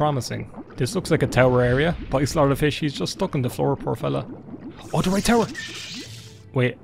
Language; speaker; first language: English; native; English